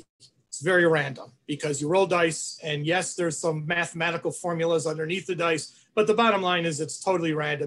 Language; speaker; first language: English; native; English